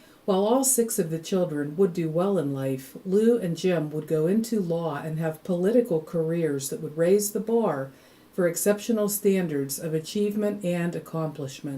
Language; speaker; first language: English; native; English